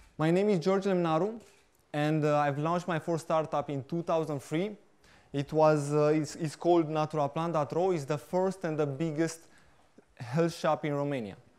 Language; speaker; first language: English; non-native, fluent; Romanian